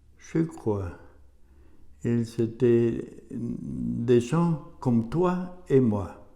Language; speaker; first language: French; non-native, learner; German